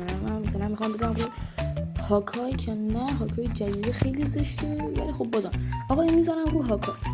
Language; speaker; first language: Persian; native; Persian